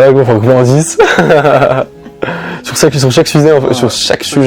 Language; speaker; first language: French; native; French